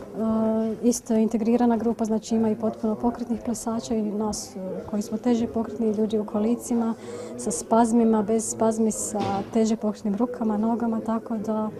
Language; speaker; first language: Bosnian; native; Bosnian